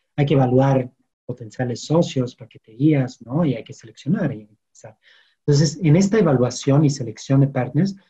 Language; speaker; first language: Spanish; non-native, fluent; French